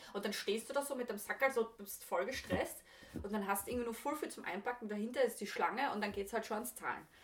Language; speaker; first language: German; native; German